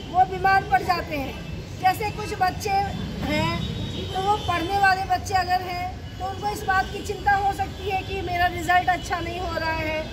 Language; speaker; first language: Hindi; native; Hindi